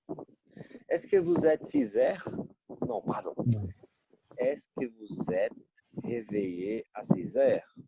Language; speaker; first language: French; non-native, learner; Portuguese